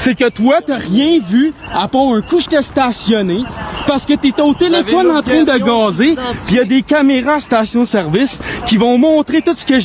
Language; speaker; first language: French; native; French